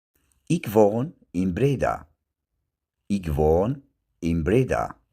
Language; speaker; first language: Dutch; non-native, learner; Kurdish